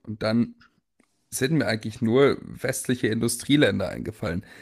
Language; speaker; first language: German; native; German